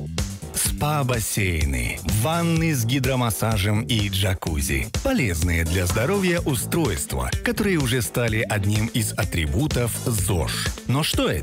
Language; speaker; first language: Russian; native; Russian